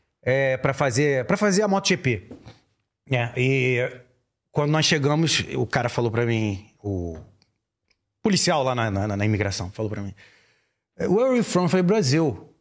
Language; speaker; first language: Portuguese; native; Portuguese